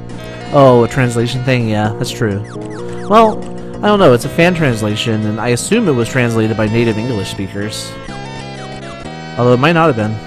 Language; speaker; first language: English; native; English